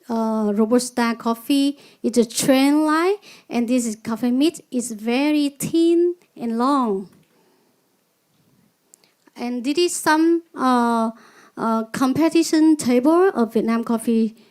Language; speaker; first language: English; non-native, learner; Vietnamese